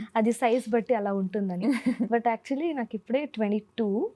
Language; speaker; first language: Telugu; non-native, local second language; Kannada